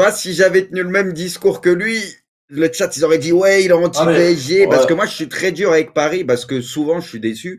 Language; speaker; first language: French; native; French